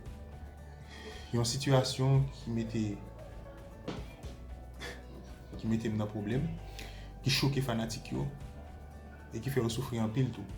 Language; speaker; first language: French; non-native, local second language; Haitian Creole